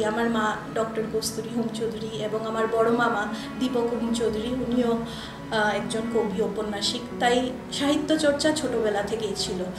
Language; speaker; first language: Bangla; native; Bangla